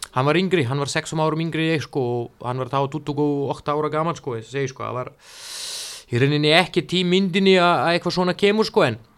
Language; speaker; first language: Icelandic; non-native, fluent; Serbian